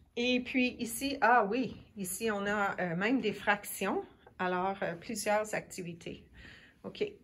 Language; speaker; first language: French; native; French